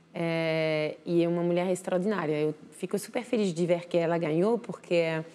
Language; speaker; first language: Portuguese; non-native, fluent; French